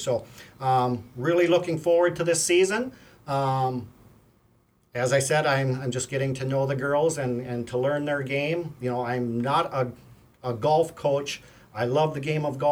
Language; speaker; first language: English; native; English